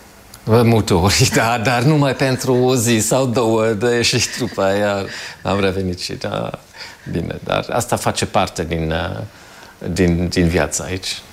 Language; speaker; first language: Romanian; non-native, fluent; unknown